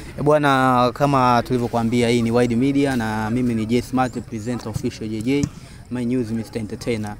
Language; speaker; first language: Swahili; native; Swahili